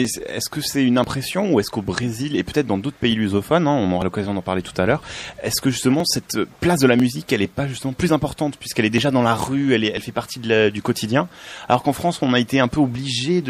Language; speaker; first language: French; native; French